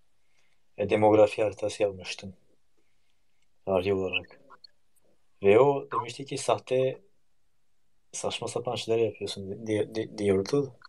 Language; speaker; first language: Turkish; early bilingual, heritage; Turkish